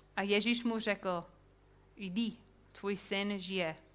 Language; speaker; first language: Czech; non-native, fluent; English